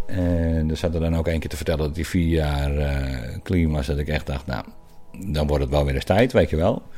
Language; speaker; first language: Dutch; native; Dutch